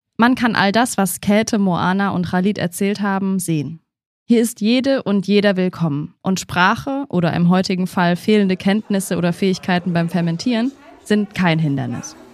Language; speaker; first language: German; native; German